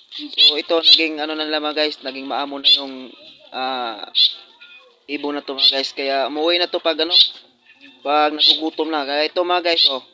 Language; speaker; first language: Filipino; non-native, local second language; Cebuano